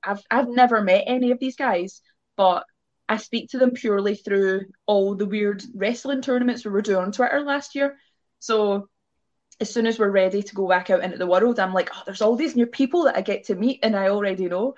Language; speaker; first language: English; native; English